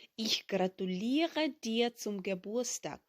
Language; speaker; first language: German; non-native, fluent; Ukrainian